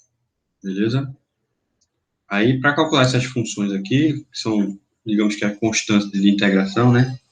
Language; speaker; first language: Portuguese; native; Portuguese